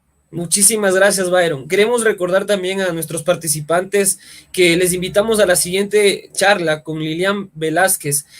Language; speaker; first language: Spanish; native; Spanish